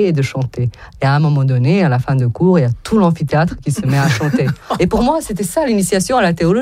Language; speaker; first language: French; non-native, fluent; Serbian